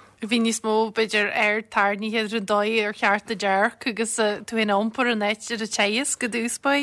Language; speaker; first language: Irish; native; Irish